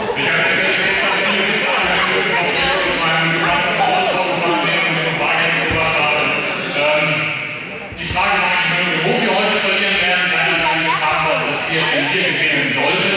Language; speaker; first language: German; native; German